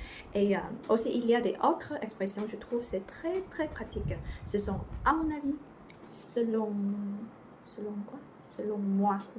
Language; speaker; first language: French; non-native, learner; Chinese